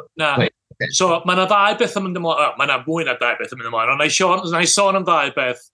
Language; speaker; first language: Welsh; native; Welsh